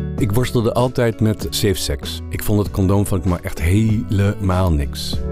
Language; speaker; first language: Dutch; native; Dutch